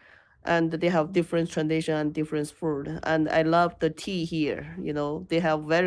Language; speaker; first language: English; non-native, learner; Chinese